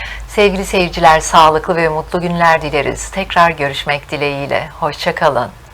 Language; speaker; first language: Turkish; native; Turkish